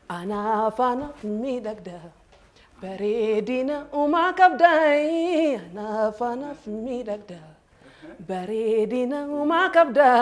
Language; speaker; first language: Oromo; early bilingual, heritage; Oromo